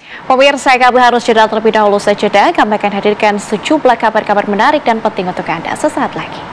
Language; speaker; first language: Indonesian; native; Indonesian